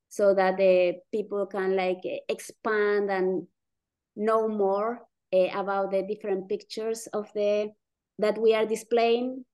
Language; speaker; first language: English; non-native, fluent; Spanish